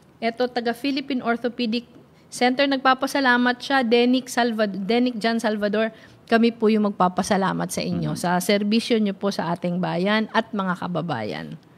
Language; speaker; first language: Filipino; non-native, local second language; Bikol